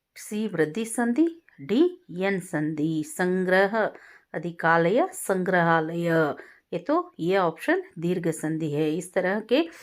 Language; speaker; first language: Hindi; non-native, local second language; Kannada